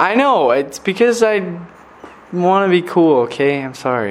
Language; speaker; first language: English; native; English